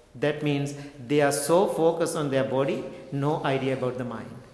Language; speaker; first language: English; non-native, local second language; Sinhala